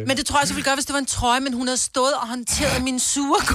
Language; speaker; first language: Danish; native; Danish